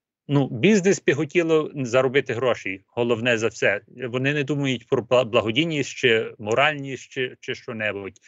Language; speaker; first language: Ukrainian; early bilingual, heritage; Ukrainian